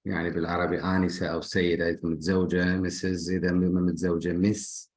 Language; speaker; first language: Arabic; native; Arabic